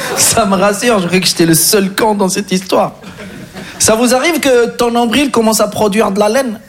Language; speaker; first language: French; non-native, local second language; Arabic